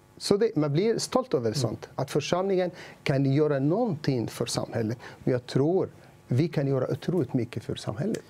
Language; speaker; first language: Swedish; non-native, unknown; Arabic